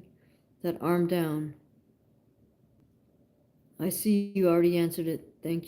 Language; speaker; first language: English; native; English